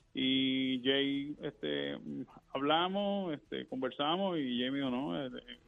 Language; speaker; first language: Spanish; native; Spanish